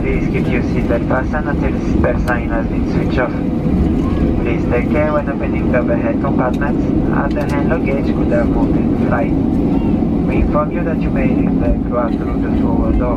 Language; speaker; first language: English; non-native, fluent; Spanish